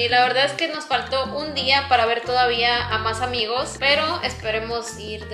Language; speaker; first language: Spanish; native; Spanish